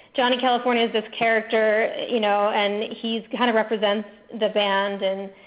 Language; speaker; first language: English; native; English